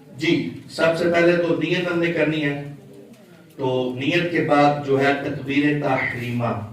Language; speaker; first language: Urdu; non-native, local second language; Punjabi